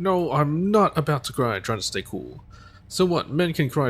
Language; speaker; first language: English; native; English